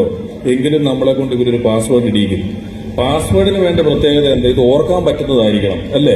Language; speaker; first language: Malayalam; native; Malayalam